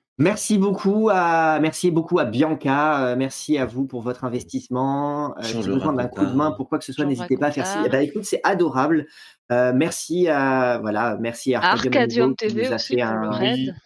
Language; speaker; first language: French; native; French